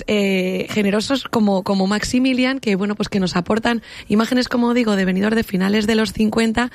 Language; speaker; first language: Spanish; native; Spanish